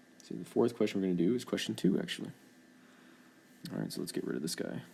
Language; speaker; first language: English; native; English